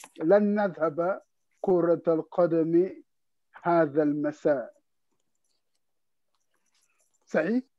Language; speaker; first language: Arabic; non-native, learner; English